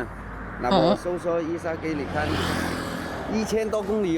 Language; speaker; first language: Chinese; native; Chinese